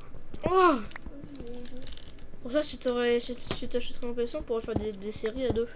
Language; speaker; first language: French; native; French